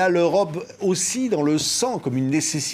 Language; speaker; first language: French; native; French